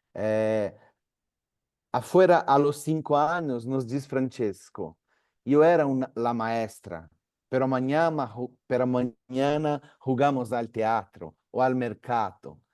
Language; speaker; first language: Spanish; non-native, learner; Portuguese